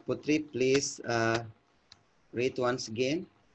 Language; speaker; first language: English; non-native, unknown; Indonesian